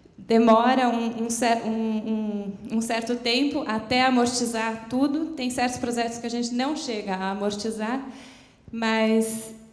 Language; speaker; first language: Portuguese; native; Portuguese